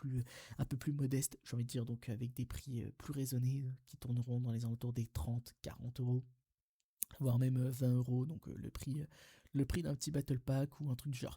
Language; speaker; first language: French; native; French